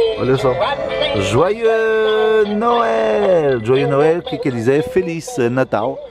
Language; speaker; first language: Portuguese; native; Portuguese